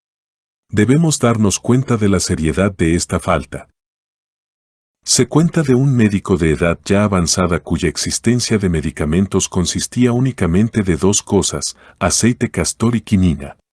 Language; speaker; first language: Spanish; native; Spanish